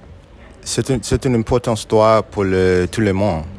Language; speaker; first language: French; non-native, learner; English